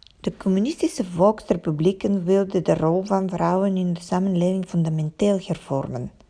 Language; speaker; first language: Dutch; non-native, fluent; Bulgarian